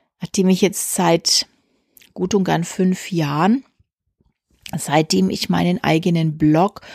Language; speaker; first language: German; native; German